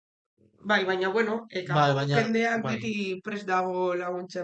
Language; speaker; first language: Basque; non-native, local second language; Spanish